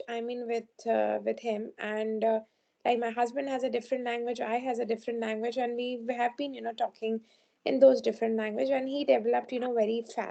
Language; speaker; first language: English; non-native, fluent; Sindhi